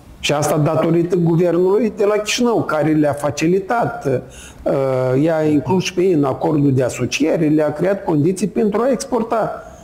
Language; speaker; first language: Romanian; native; Romanian